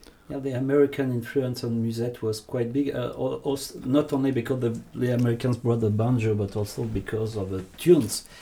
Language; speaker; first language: English; non-native, fluent; French